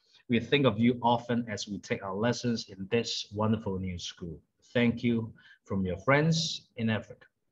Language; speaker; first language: English; non-native, local second language; Cantonese